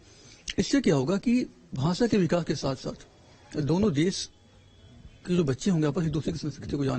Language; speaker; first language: Hindi; native; Hindi